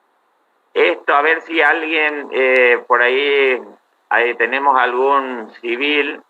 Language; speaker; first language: Spanish; native; Spanish